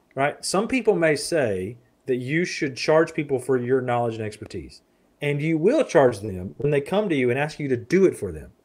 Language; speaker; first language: English; native; English